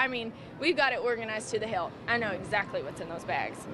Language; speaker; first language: English; native; English